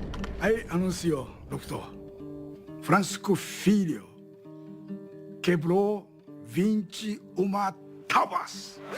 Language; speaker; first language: Portuguese; non-native, learner; Japanese